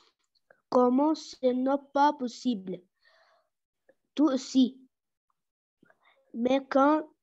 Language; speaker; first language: French; non-native, learner; Arabic